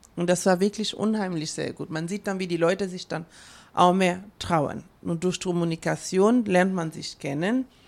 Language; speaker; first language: German; non-native, fluent; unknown